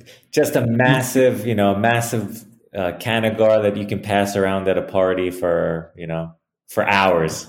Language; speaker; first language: English; early bilingual, other home language; Hebrew